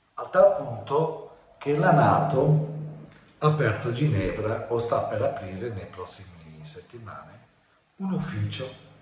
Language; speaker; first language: Italian; native; Italian